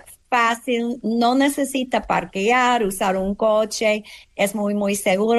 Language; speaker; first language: Spanish; non-native, fluent; English